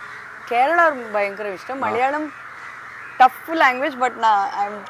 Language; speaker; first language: Malayalam; non-native, learner; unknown